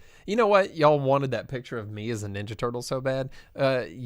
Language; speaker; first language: English; native; English